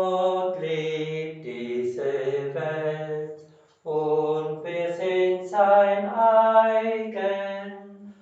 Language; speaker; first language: German; native; German